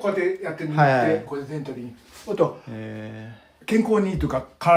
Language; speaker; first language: Japanese; native; Japanese